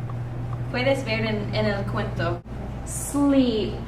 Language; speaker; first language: Spanish; non-native, fluent; English